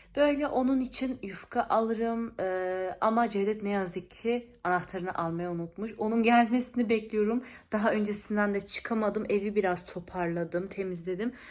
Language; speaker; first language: Turkish; early bilingual, heritage; Turkish